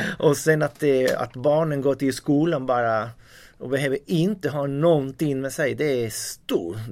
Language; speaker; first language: Swedish; non-native, fluent; Spanish